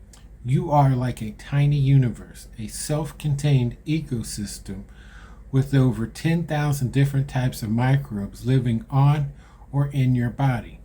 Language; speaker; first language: English; native; English